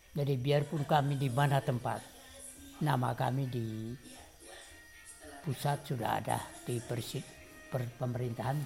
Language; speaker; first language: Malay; non-native, local second language; Javanese